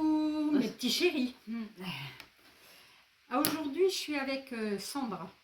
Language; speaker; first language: French; native; French